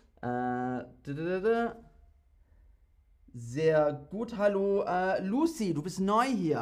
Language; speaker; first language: German; non-native, fluent; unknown